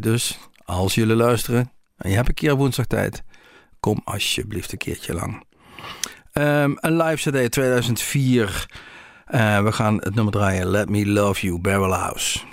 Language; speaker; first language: Dutch; native; Dutch